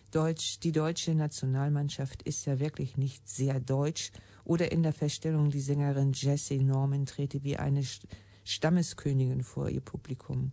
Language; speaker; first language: German; native; German